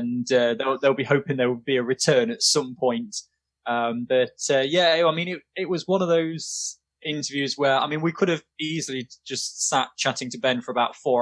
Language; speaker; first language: English; native; English